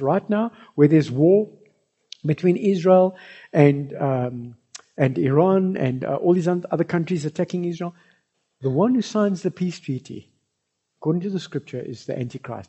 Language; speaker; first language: English; non-native, local second language; Afrikaans